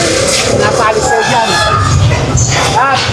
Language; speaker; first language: Filipino; native; Filipino